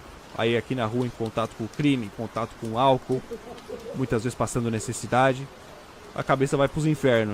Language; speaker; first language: Portuguese; native; Portuguese